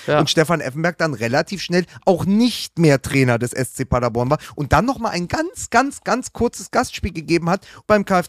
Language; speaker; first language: German; native; German